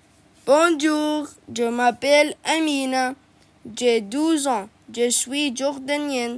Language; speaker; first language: French; non-native, learner; Arabic